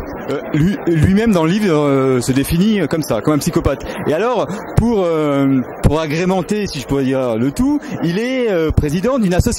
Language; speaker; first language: French; native; French